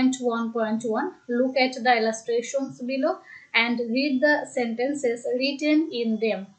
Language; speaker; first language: English; non-native, local second language; Bangla